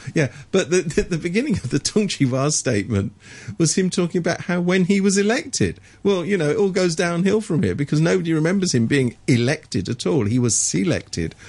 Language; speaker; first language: English; native; English